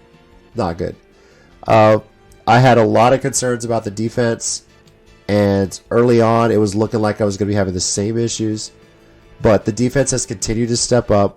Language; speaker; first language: English; native; English